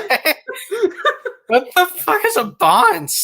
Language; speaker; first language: English; native; English